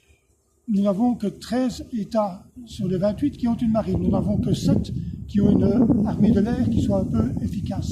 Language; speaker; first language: French; native; French